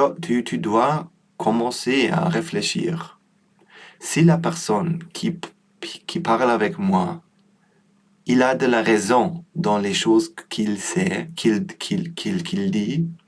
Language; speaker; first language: French; non-native, learner; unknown